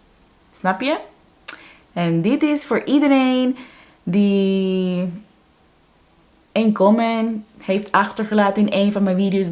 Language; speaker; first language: Dutch; non-native, fluent; Spanish